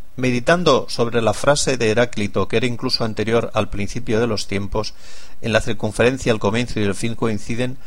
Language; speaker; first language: Spanish; non-native, local second language; Catalan